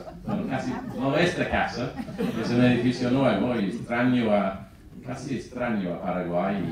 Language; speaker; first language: Spanish; non-native, fluent; English